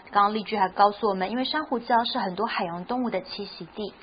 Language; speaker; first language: Chinese; native; Chinese